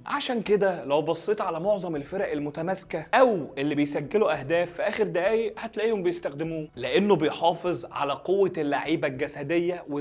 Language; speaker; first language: Arabic; native; Arabic